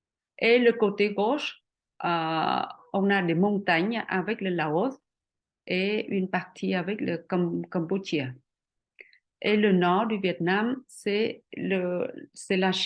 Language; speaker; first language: French; non-native, fluent; Vietnamese